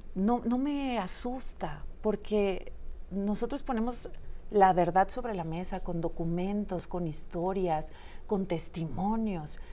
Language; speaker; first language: Spanish; native; Spanish